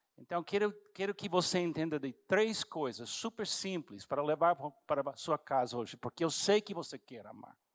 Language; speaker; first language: Portuguese; non-native, fluent; English